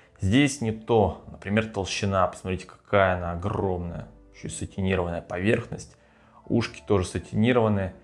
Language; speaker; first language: Russian; native; Russian